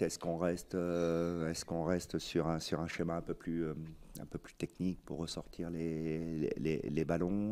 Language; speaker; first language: French; native; French